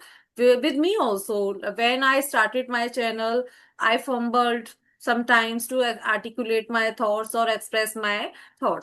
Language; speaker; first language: English; non-native, fluent; Hindi